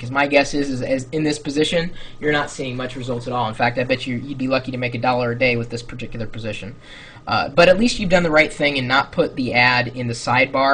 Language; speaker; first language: English; native; English